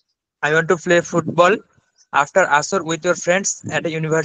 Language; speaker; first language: English; non-native, learner; Bangla